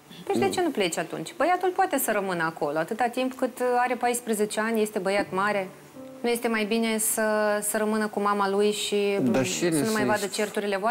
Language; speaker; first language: Romanian; native; Romanian